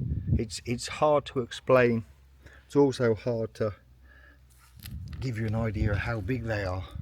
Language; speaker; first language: English; native; English